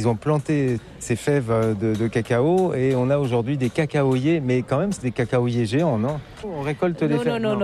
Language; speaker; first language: French; native; French